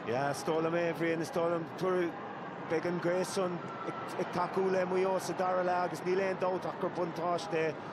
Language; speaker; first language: Irish; native; Irish